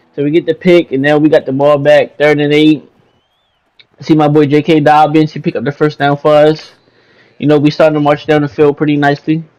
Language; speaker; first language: English; native; English